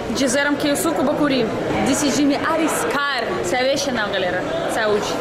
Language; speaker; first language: Portuguese; non-native, fluent; Russian